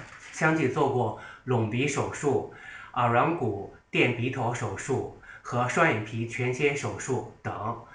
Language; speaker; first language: Chinese; native; Chinese